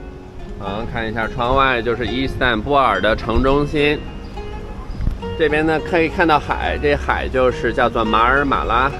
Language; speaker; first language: Chinese; native; Chinese